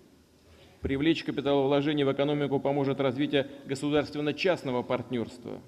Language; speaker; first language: Russian; native; Russian